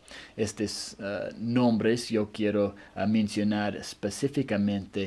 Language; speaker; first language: Spanish; non-native, fluent; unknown